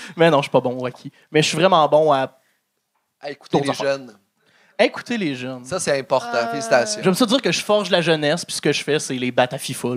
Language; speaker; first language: French; native; French